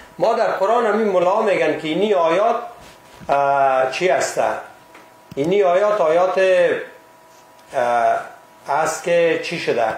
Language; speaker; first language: Persian; native; Persian